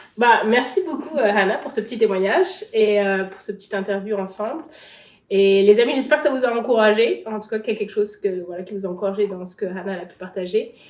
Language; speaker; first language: French; native; French